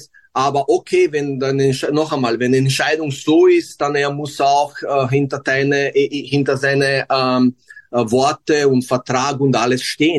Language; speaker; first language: German; non-native, fluent; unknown